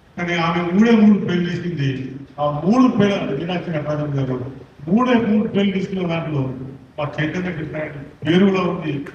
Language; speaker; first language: Telugu; non-native, local second language; Urdu